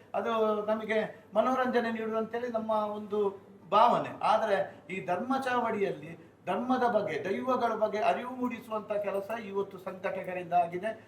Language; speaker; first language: Kannada; non-native, local second language; Tulu